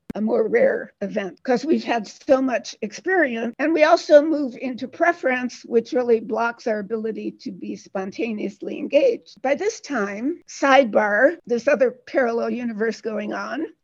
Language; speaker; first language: English; native; English